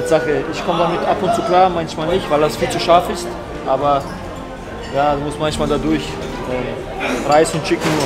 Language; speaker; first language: German; early bilingual, other home language; Albanian